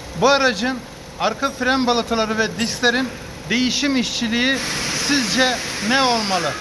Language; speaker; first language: Turkish; native; Turkish